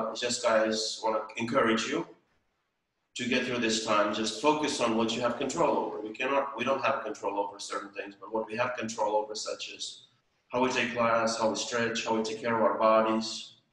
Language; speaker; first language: English; non-native, fluent; Estonian